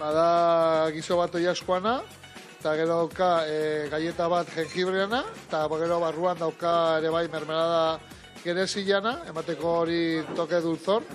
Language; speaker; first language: Basque; non-native, local second language; Spanish